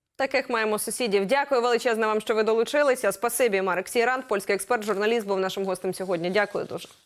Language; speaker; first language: Ukrainian; native; Ukrainian